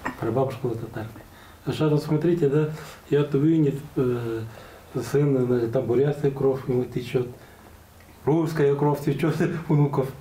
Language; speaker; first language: Russian; non-native, local second language; Buriat